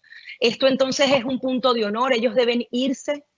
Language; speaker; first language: Spanish; native; Spanish